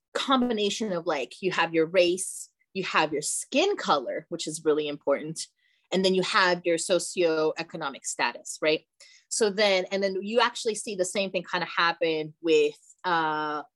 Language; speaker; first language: English; early bilingual, other home language; Portuguese